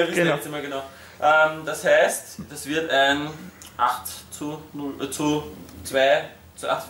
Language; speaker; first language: German; native; German